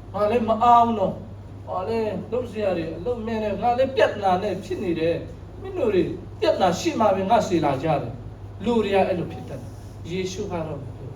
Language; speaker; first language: Burmese; non-native, local second language; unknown